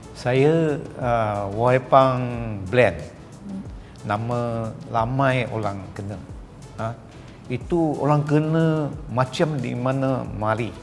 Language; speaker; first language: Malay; non-native, local second language; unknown